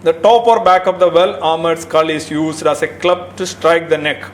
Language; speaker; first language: English; non-native, local second language; Malayalam